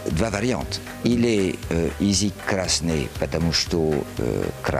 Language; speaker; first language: Russian; non-native, learner; French